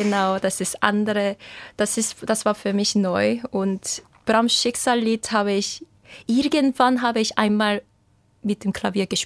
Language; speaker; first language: German; non-native, fluent; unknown